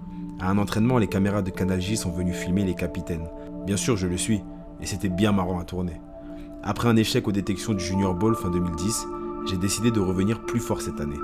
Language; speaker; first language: French; native; French